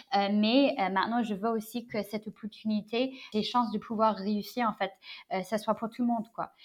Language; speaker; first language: French; non-native, fluent; Chinese